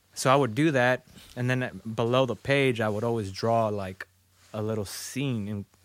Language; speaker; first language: English; early bilingual, other home language; Spanish